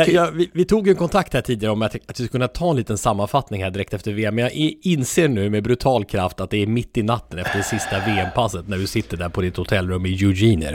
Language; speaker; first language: Swedish; native; Swedish